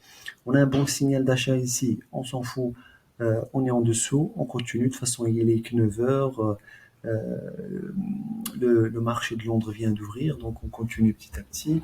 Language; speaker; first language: French; native; French